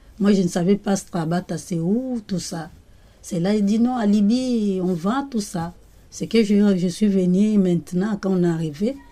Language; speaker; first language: French; non-native, local second language; Lingala